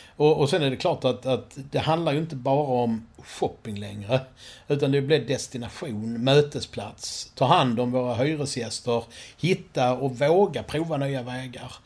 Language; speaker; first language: Swedish; native; Swedish